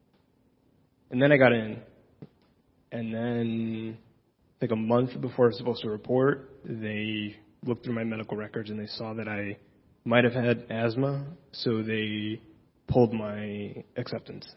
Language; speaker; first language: English; early bilingual, other home language; Spanish